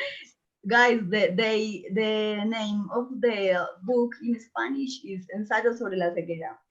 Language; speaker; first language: English; non-native, learner; Spanish